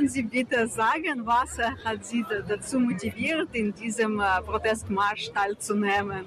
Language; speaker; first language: German; non-native, fluent; Ukrainian